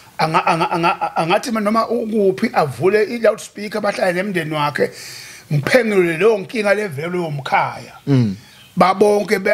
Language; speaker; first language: Zulu; native; Zulu